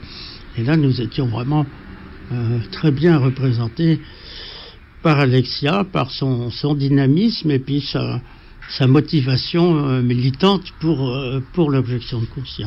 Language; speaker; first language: French; native; French